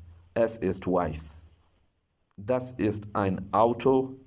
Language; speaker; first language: German; non-native, fluent; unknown